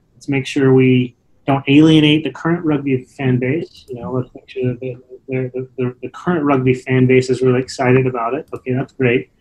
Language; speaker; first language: English; native; English